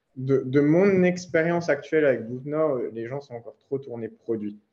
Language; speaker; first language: French; native; French